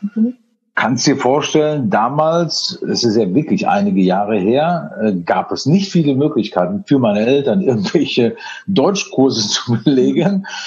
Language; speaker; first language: German; early bilingual, other home language; Spanish